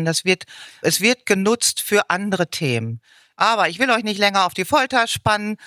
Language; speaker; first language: German; native; German